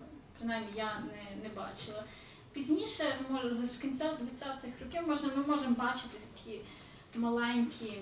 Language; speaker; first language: Ukrainian; early bilingual, heritage; Ukrainian